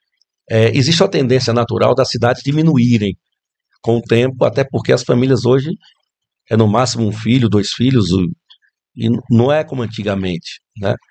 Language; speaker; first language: Portuguese; native; Portuguese